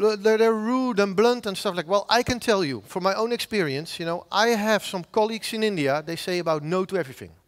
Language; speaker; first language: English; non-native, fluent; Dutch